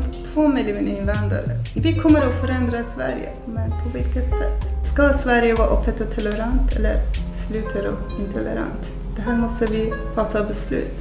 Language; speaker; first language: Swedish; non-native, fluent; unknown